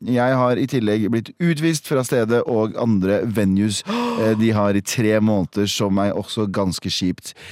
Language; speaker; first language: Norwegian; early bilingual, other home language; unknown